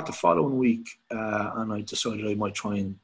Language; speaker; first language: English; native; English